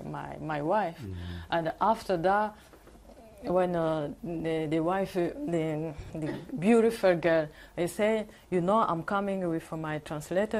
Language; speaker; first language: English; non-native, learner; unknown